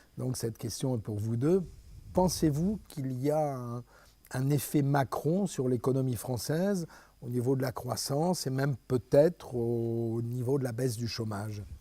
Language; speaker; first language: French; native; French